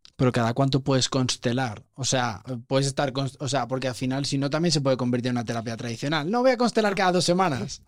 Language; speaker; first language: Spanish; native; Spanish